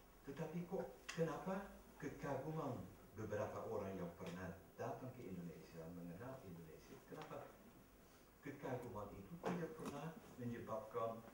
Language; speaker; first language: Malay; non-native, fluent; Dutch